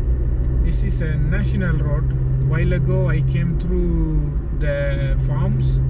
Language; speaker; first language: English; non-native, fluent; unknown